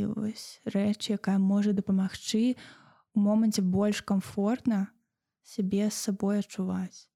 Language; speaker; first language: Belarusian; native; Belarusian